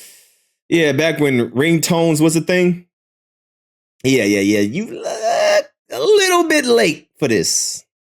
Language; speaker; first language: English; native; English